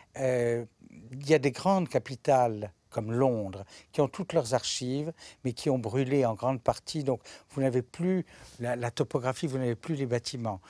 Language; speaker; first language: French; native; French